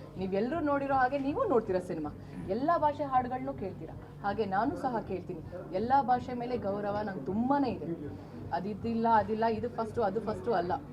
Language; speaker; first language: Kannada; native; Kannada